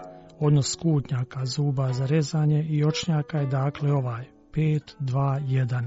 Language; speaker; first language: Croatian; native; Croatian